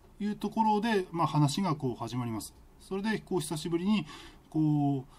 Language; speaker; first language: Japanese; native; Japanese